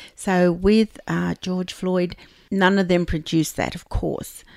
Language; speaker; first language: English; native; English